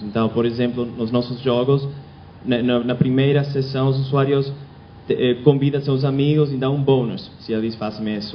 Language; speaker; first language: Portuguese; non-native, fluent; Spanish